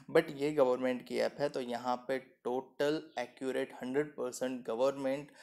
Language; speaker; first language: Hindi; non-native, local second language; Gujarati